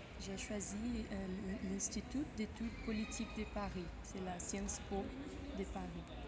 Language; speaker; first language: French; non-native, fluent; Portuguese